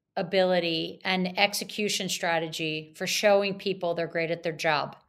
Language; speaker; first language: English; native; English